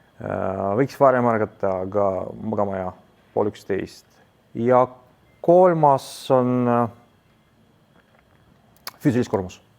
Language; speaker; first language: Estonian; non-native, local second language; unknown